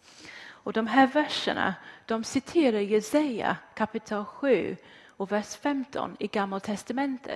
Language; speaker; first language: Swedish; non-native, fluent; English